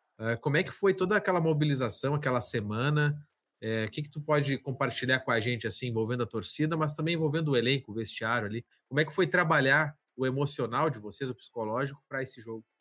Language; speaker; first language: Portuguese; native; Portuguese